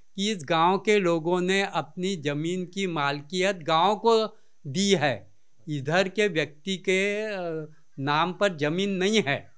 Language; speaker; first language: Hindi; non-native, local second language; Marathi